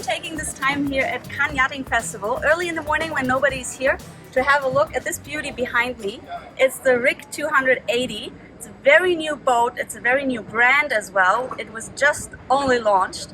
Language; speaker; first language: English; non-native, fluent; German